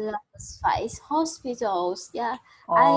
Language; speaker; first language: English; non-native, learner; Vietnamese